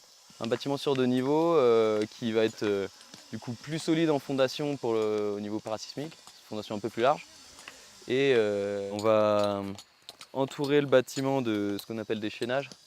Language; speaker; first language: French; native; French